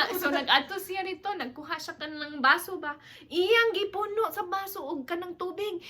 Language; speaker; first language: Cebuano; non-native, local second language; English